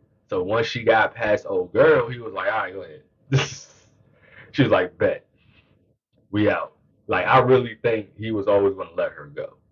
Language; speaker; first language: English; native; English